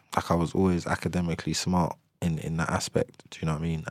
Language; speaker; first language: English; native; English